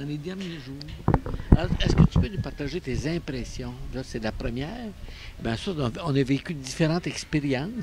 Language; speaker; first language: French; native; French